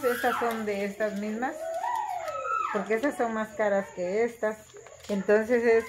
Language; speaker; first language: Spanish; native; Spanish